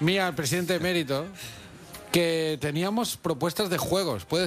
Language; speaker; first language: Spanish; native; Spanish